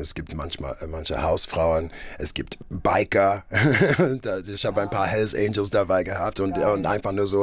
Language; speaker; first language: German; non-native, fluent; English